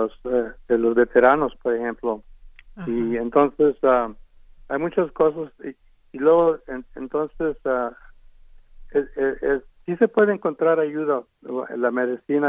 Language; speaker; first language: Spanish; early bilingual, heritage; Spanish